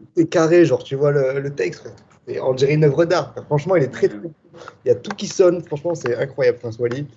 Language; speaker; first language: French; native; French